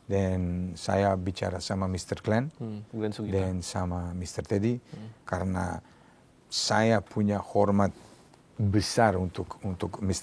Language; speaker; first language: Indonesian; non-native, fluent; Serbian